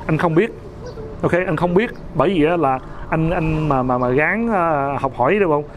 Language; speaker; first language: Vietnamese; early bilingual, heritage; Vietnamese